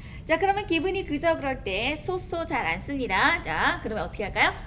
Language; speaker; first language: Korean; native; Korean